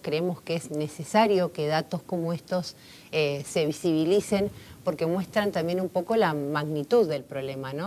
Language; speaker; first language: Spanish; native; Spanish